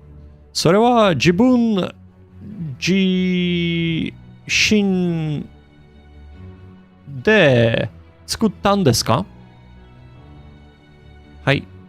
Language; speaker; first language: Japanese; non-native, learner; English